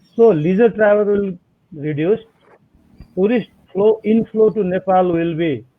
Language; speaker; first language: English; non-native, local second language; Nepali